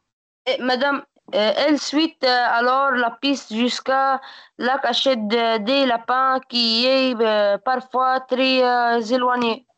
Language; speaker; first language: French; non-native, learner; Arabic